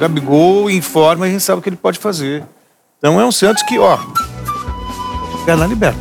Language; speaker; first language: Portuguese; native; Portuguese